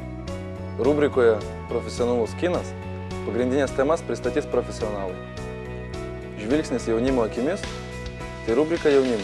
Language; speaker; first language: Lithuanian; native; Lithuanian